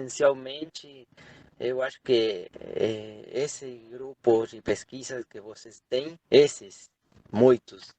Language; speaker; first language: Portuguese; non-native, fluent; Spanish